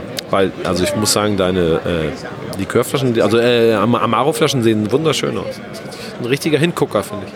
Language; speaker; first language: German; native; German